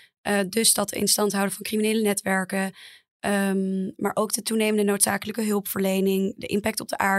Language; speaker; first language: Dutch; native; Dutch